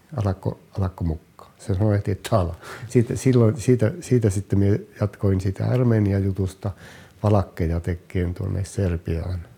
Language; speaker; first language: Finnish; native; Finnish